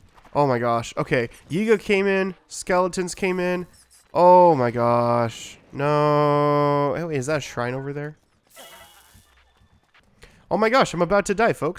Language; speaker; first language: English; native; English